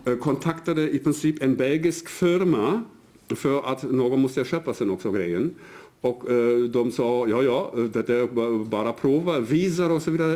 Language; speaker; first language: Swedish; non-native, fluent; German